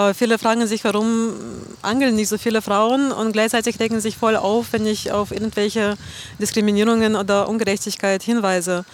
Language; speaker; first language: German; non-native, fluent; Russian